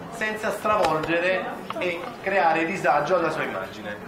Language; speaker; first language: Italian; native; Italian